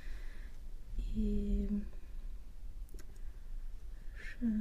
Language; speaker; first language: French; non-native, learner; Swedish